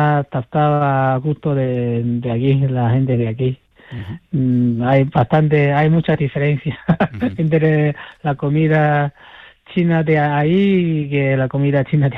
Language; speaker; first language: Spanish; non-native, fluent; Chinese